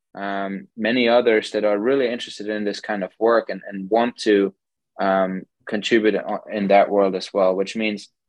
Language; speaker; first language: English; non-native, fluent; German